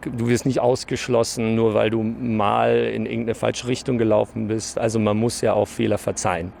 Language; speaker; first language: German; early bilingual, other home language; English